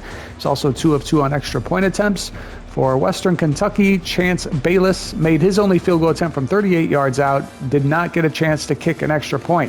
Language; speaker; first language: English; native; English